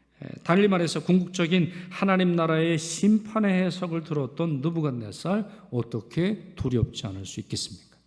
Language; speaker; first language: Korean; native; Korean